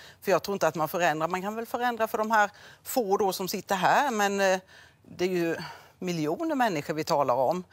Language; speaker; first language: Swedish; native; Swedish